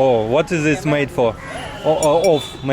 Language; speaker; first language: English; non-native, learner; Russian